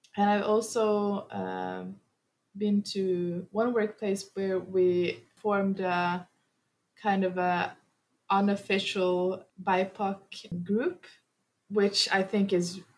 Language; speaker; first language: English; early bilingual, heritage; Norwegian